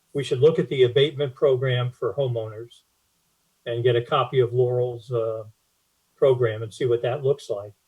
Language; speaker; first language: English; native; English